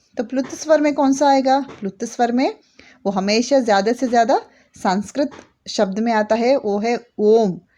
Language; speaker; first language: Hindi; non-native, local second language; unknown